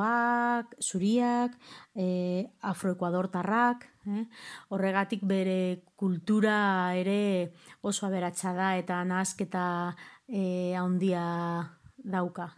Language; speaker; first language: Basque; non-native, local second language; Spanish